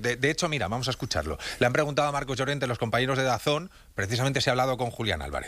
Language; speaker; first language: Spanish; native; Spanish